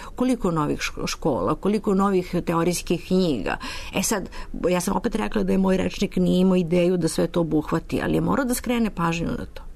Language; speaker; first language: Serbian; native; Serbian